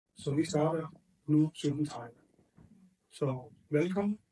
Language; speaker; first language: Danish; non-native, fluent; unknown